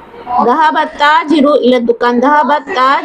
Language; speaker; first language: Arabic; non-native, fluent; Urdu